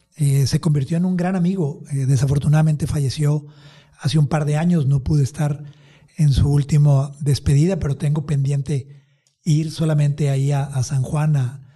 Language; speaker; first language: Spanish; native; Spanish